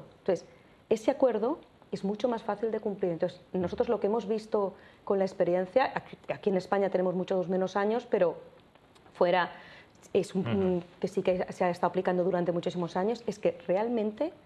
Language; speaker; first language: Spanish; native; Spanish